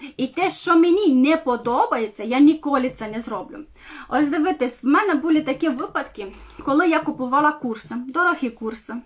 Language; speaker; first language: Ukrainian; non-native, local second language; Romanian